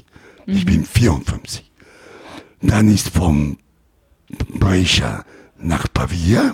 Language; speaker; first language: German; non-native, learner; Italian